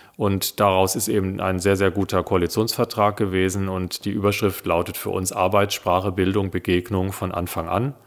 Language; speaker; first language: German; early bilingual, other home language; Italian